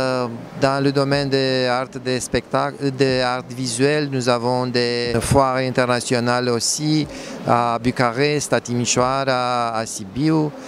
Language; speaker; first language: French; non-native, fluent; Romanian